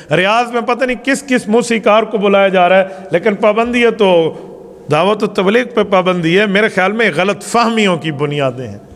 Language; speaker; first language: Urdu; non-native, local second language; Saraiki